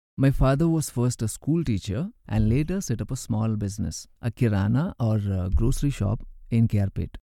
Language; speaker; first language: English; non-native, local second language; Urdu